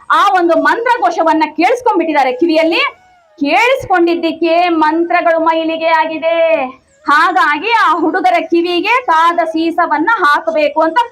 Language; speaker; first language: Kannada; non-native, local second language; Tamil